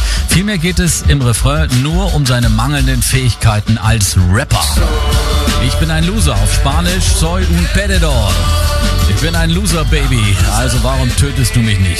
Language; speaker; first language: German; native; German